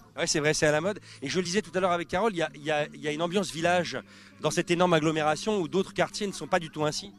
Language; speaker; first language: French; native; French